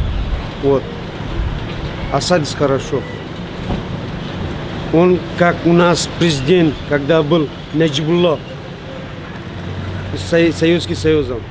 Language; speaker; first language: Russian; non-native, learner; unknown